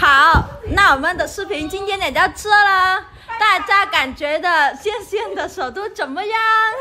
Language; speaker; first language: Chinese; non-native, learner; Vietnamese